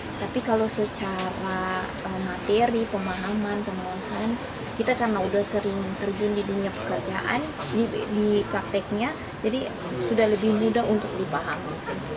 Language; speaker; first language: Indonesian; native; Indonesian